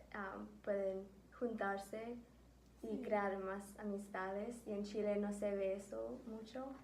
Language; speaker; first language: Spanish; early bilingual, heritage; Spanish